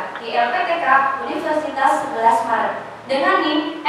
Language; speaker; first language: Indonesian; native; Indonesian